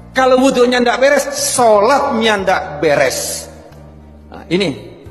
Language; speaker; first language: Indonesian; native; Indonesian